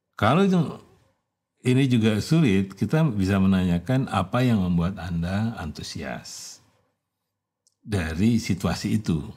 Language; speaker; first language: Indonesian; native; Indonesian